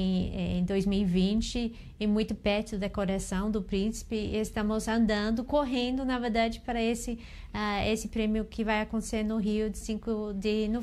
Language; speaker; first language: Portuguese; non-native, learner; English